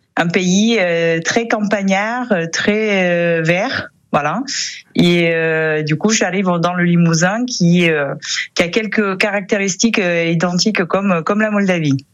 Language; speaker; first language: French; non-native, fluent; Romanian